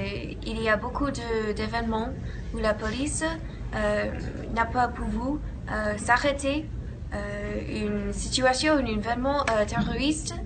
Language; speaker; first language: French; non-native, learner; English